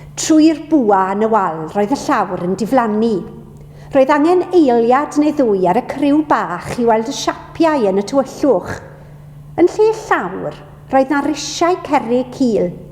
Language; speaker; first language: Welsh; native; Welsh